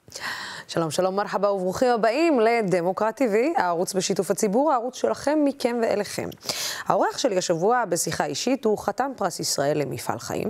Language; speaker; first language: Hebrew; non-native, local second language; Arabic